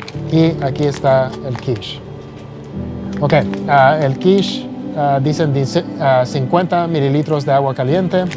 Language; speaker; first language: Spanish; early bilingual, heritage; Spanish